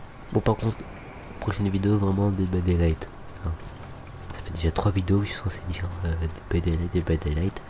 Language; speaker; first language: French; native; French